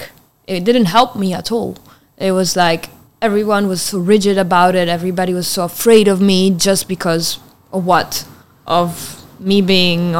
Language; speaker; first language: English; non-native, fluent; Italian